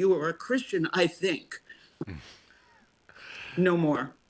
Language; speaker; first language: English; native; English